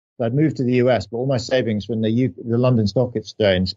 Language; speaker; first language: English; native; English